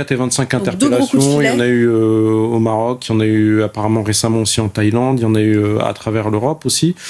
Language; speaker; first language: French; native; French